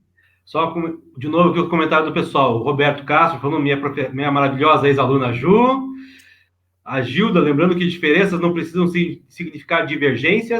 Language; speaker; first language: Portuguese; native; Portuguese